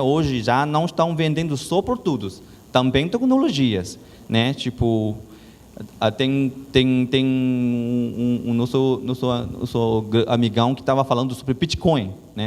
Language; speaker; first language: Portuguese; non-native, learner; Chinese